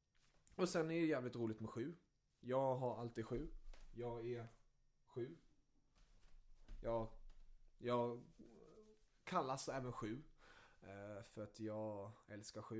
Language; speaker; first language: Swedish; early bilingual, other home language; German